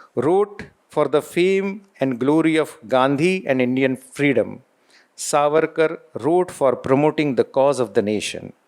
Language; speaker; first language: English; non-native, local second language; Marathi